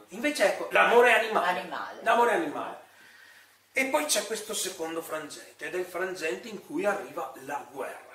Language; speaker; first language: Italian; native; Italian